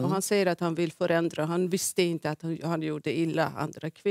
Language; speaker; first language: Swedish; non-native, fluent; Persian